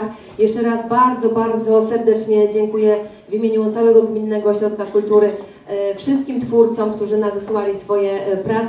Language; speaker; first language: Polish; native; Polish